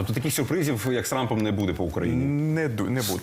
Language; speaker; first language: Ukrainian; native; Ukrainian